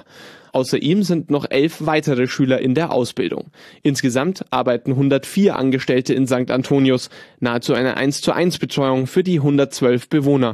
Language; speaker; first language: German; native; German